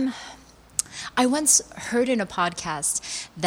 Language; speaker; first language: English; early bilingual, other home language; Korean